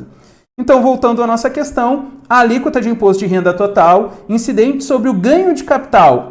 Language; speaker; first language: Portuguese; native; Portuguese